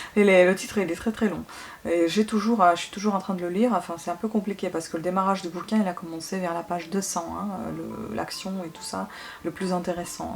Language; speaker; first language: French; non-native, fluent; Russian